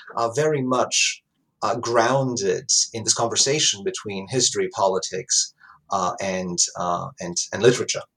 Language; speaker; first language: English; non-native, fluent; Italian